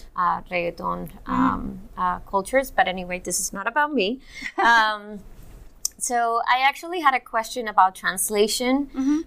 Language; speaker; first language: English; non-native, fluent; Spanish